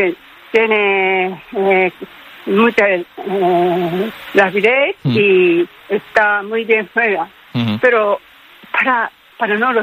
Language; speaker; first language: Spanish; non-native, learner; Japanese